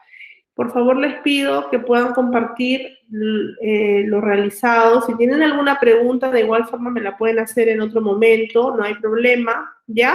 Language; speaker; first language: Spanish; native; Spanish